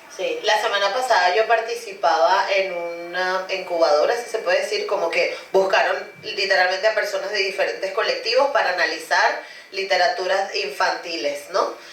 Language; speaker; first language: Spanish; native; Spanish